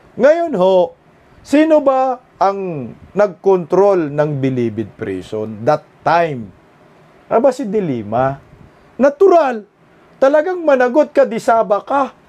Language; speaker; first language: Filipino; non-native, local second language; Cebuano